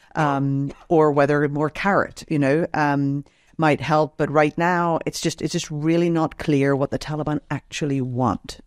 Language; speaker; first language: English; native; English